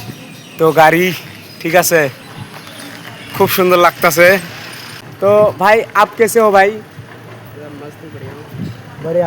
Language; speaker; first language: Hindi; non-native, learner; Bangla